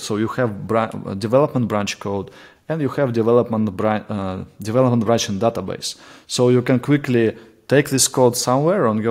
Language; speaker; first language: English; non-native, fluent; Russian